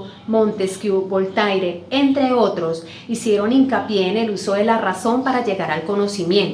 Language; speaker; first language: Spanish; native; Spanish